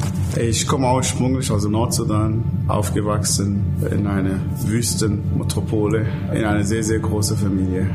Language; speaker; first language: German; non-native, fluent; Arabic